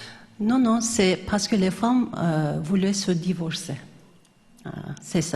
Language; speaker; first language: French; non-native, fluent; Turkish